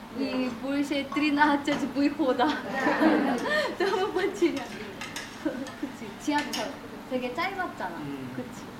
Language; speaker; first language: Russian; non-native, learner; Korean